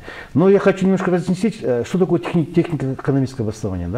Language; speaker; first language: Russian; non-native, local second language; Kyrgyz